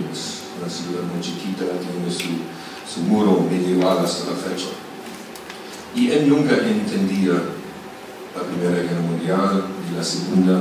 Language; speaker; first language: Spanish; non-native, fluent; German